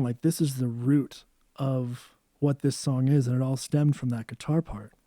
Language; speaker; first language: English; native; English